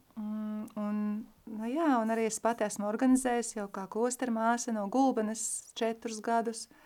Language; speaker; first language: Latvian; native; Latvian